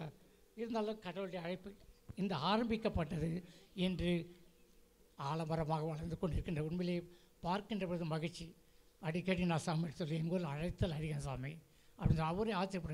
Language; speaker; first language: Tamil; native; Tamil